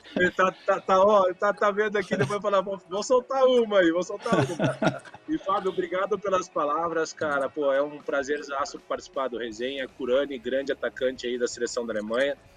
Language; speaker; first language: Portuguese; native; Portuguese